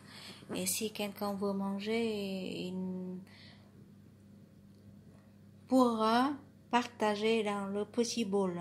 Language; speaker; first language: French; non-native, learner; Vietnamese